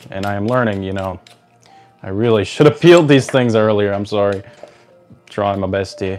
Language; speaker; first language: English; native; English